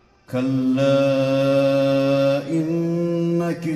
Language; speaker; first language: Arabic; native; Arabic